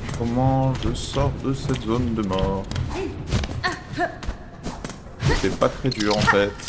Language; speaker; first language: French; native; French